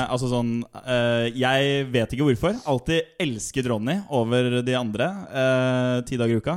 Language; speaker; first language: Norwegian; native; Norwegian